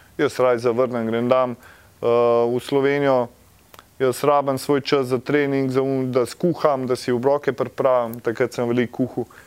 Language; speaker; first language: Slovenian; native; Slovenian